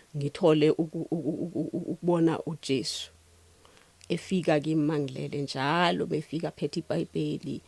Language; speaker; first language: Zulu; non-native, local second language; Xhosa